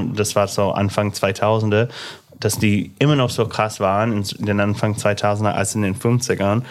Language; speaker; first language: German; non-native, fluent; English